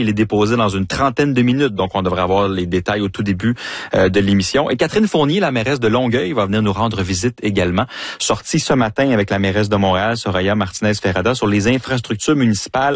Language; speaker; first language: French; native; French